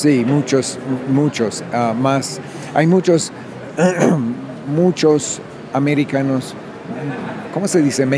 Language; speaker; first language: Spanish; non-native, fluent; English